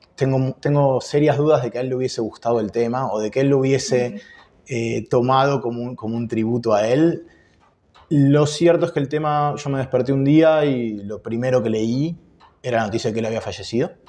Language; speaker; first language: Spanish; native; Spanish